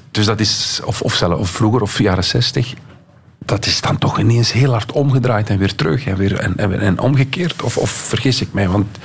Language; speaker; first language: Dutch; native; Dutch